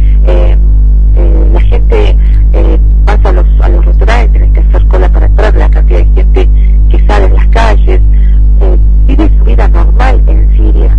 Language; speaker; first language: Spanish; early bilingual, other home language; Arabic